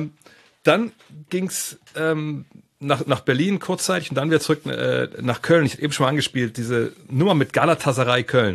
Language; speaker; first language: German; native; German